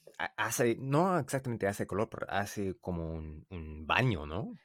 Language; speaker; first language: Spanish; non-native, learner; English